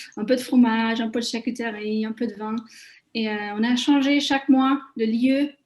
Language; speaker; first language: French; non-native, fluent; Hungarian